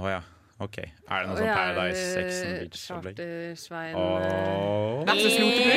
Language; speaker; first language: Norwegian; native; Norwegian